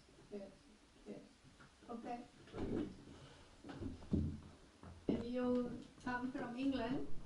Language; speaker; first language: English; non-native, learner; German